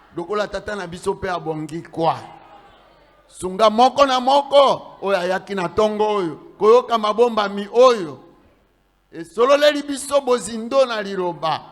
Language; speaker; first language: Lingala; native; Lingala